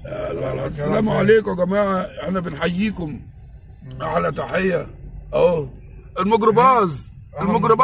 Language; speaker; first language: Arabic; native; Arabic